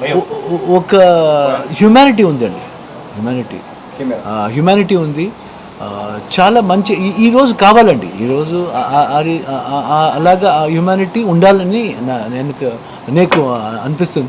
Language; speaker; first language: Telugu; non-native, learner; Kannada